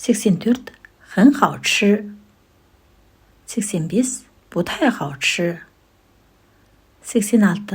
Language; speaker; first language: Chinese; non-native, fluent; Kazakh